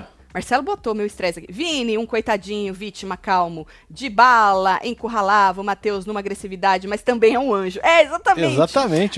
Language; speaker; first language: Portuguese; native; Portuguese